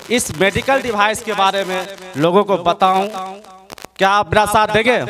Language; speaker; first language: Hindi; native; Hindi